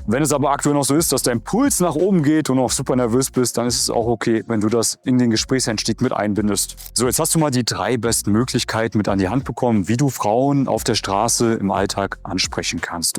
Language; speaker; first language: German; native; German